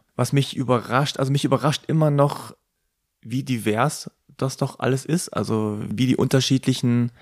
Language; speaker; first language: German; native; German